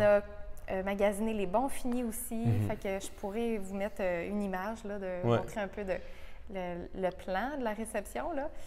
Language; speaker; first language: French; native; French